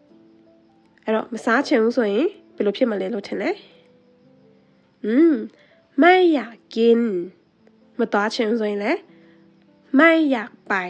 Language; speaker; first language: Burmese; native; Burmese